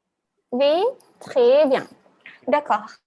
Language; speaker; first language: French; non-native, fluent; Malay